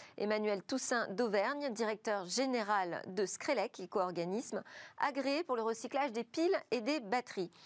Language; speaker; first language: French; native; French